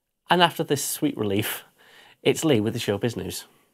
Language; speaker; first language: English; native; English